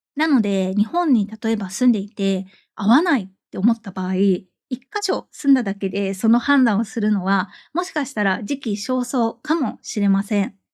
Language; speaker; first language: Japanese; native; Japanese